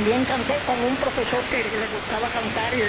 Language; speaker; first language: Spanish; native; Spanish